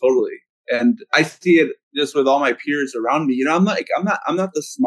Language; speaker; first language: English; early bilingual, other home language; Spanish